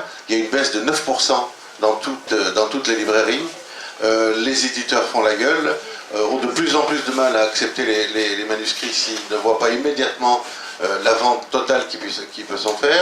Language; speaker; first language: French; native; French